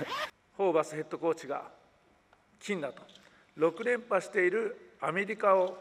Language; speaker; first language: Japanese; native; Japanese